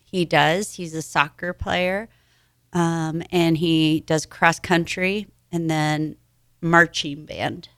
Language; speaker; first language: English; native; English